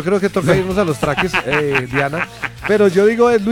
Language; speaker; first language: Spanish; native; Spanish